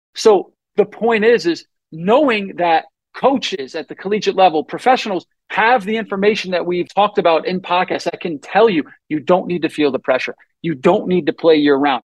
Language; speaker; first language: English; native; English